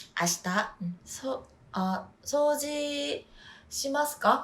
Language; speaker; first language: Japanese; non-native, learner; Korean